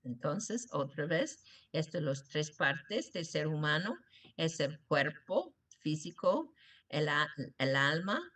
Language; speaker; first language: Spanish; non-native, learner; English